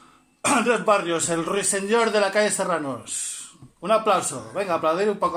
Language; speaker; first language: Spanish; native; Spanish